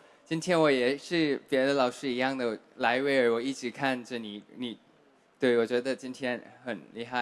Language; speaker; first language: Chinese; non-native, learner; Thai